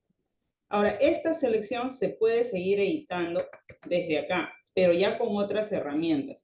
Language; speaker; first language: Spanish; native; Spanish